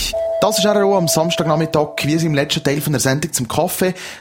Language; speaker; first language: German; native; German